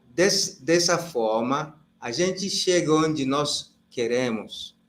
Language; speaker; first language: Portuguese; non-native, fluent; Igbo